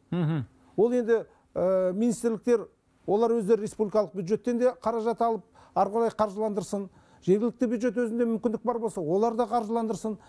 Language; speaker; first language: Kazakh; native; Kazakh